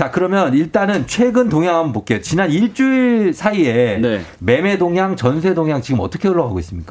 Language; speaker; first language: Korean; native; Korean